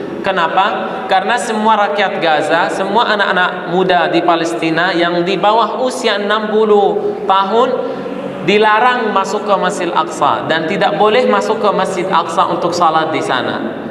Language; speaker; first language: Indonesian; non-native, fluent; Arabic